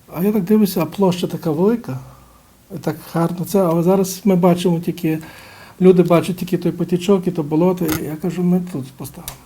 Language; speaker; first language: Ukrainian; native; Ukrainian